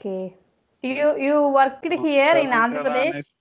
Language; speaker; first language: English; non-native, learner; Telugu